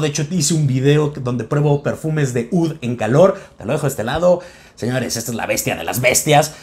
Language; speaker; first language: Spanish; native; Spanish